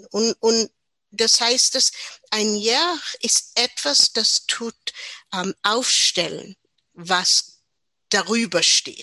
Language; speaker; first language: German; non-native, learner; English